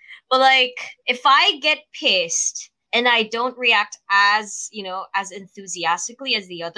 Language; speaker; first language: English; non-native, local second language; Filipino